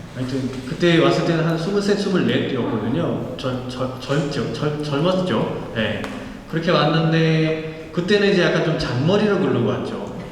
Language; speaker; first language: Korean; non-native, fluent; Nepali